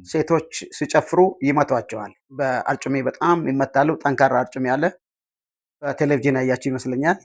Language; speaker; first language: Amharic; non-native, local second language; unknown